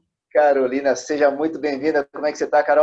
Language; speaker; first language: Portuguese; native; Portuguese